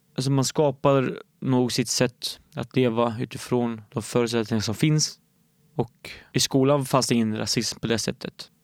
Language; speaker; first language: Swedish; early bilingual, other home language; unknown